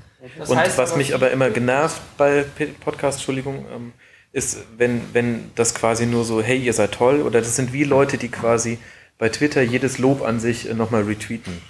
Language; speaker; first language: German; native; German